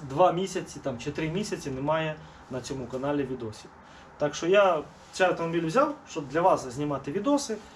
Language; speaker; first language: Ukrainian; non-native, local second language; Russian